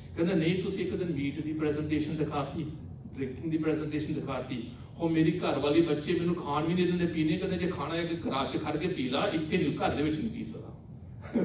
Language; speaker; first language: Punjabi; early bilingual, heritage; Punjabi